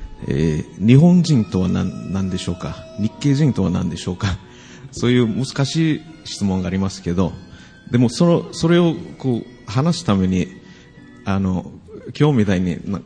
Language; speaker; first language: Japanese; non-native, fluent; English